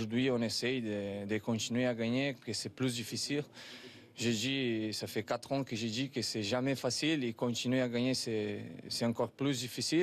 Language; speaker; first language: French; non-native, fluent; Portuguese